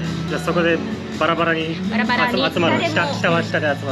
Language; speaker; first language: Japanese; native; Japanese